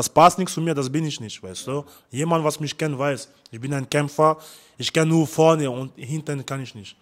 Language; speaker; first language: German; non-native, learner; French